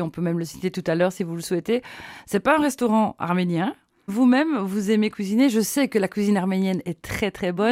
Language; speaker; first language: French; native; French